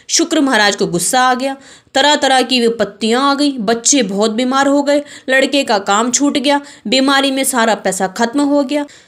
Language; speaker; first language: Hindi; native; Hindi